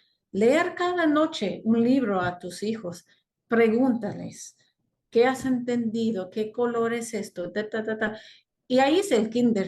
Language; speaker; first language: Spanish; non-native, fluent; English